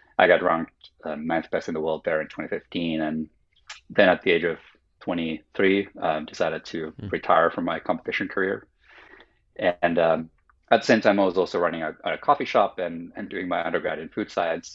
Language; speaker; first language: English; non-native, fluent; Finnish